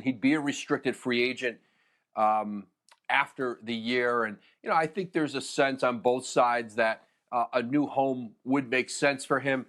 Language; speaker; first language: English; native; English